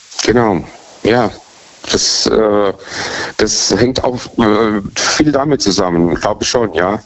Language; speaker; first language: German; native; German